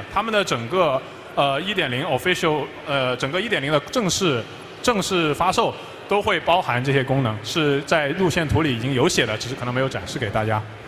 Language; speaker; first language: Chinese; native; Chinese